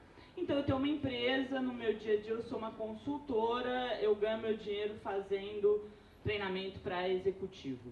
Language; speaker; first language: Portuguese; native; Portuguese